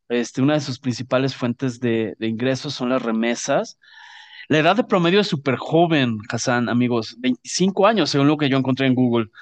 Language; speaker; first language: Spanish; native; Spanish